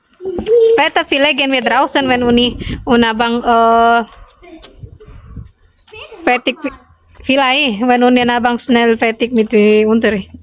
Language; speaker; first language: German; non-native, learner; Indonesian